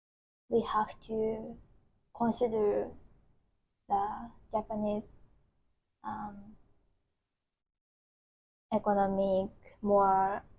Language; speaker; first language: English; non-native, learner; Japanese